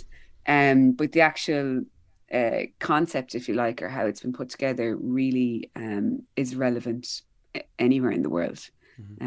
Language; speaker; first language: English; native; English